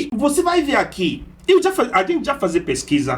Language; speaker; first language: Portuguese; non-native, fluent; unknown